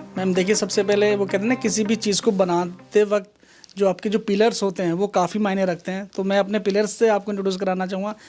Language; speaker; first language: Hindi; native; Hindi